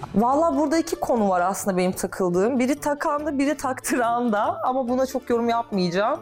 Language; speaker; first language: Turkish; non-native, fluent; Russian